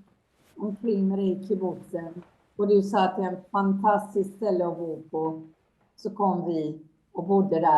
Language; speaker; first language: Swedish; non-native, fluent; Hebrew